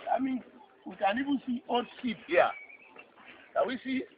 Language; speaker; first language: English; non-native, local second language; Yoruba